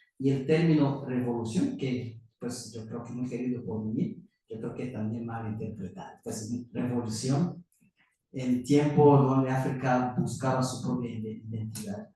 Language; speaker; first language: Spanish; non-native, fluent; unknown